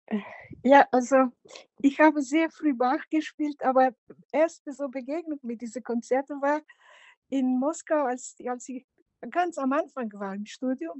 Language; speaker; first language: German; non-native, fluent; Macedonian